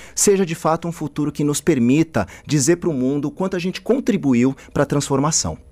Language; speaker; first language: Portuguese; native; Portuguese